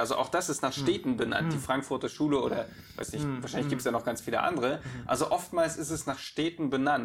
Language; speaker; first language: German; native; German